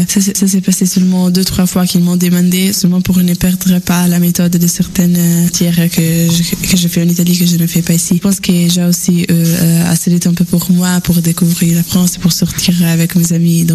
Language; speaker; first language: French; non-native, fluent; Italian